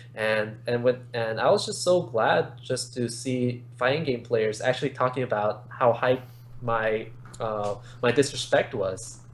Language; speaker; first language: English; native; English